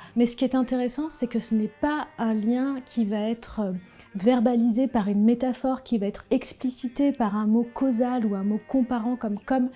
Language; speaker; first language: French; native; French